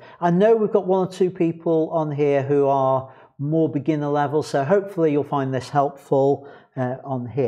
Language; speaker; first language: English; native; English